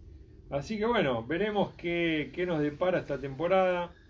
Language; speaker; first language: Spanish; native; Spanish